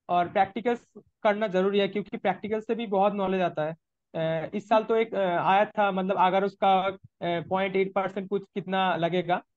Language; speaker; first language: Hindi; non-native, local second language; Bangla